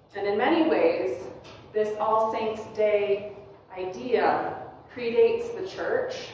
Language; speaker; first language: English; native; English